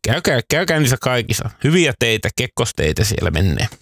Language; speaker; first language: Finnish; native; Finnish